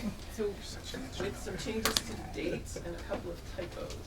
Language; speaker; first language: English; native; English